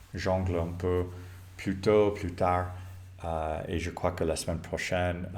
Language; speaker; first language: French; non-native, fluent; English